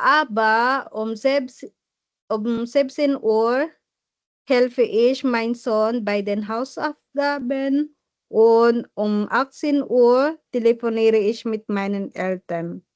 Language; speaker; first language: German; non-native, learner; Filipino